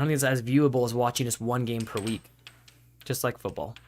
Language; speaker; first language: English; native; English